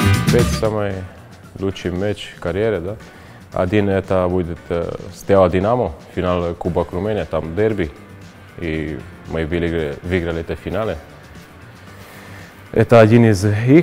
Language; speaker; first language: Russian; non-native, learner; Romanian